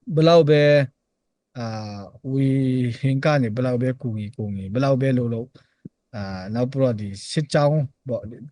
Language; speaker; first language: Burmese; non-native, local second language; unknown